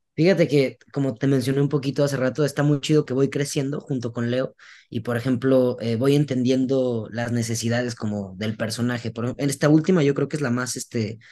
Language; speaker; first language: Spanish; native; Spanish